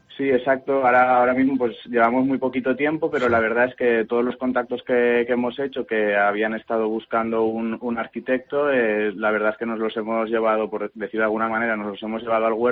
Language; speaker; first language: Spanish; native; Spanish